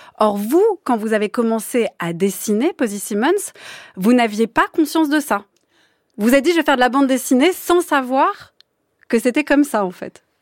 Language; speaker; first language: French; native; French